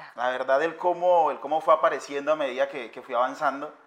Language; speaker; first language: Spanish; native; Spanish